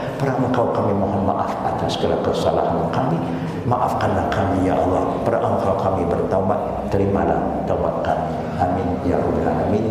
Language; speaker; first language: Malay; non-native, local second language; Chinese